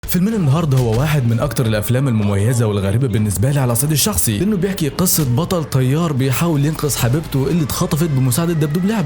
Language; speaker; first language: Arabic; native; Arabic